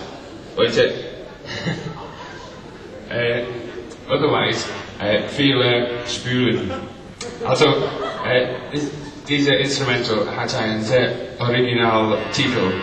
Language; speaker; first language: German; non-native, learner; English